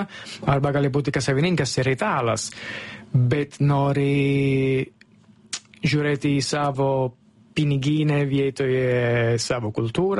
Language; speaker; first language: Lithuanian; non-native, fluent; Italian